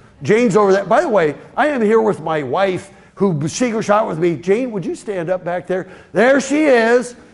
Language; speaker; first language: English; native; English